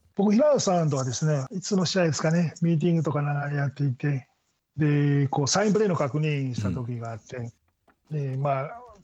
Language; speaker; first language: Japanese; non-native, fluent; Tongan